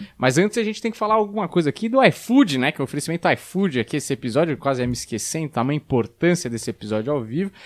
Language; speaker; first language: Portuguese; native; Portuguese